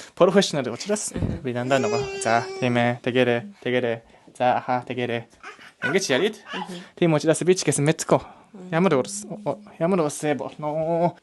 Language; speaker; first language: Mongolian; non-native, learner; Japanese